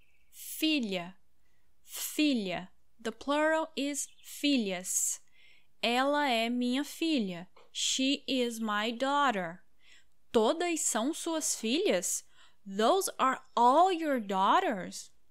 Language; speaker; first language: Portuguese; native; Portuguese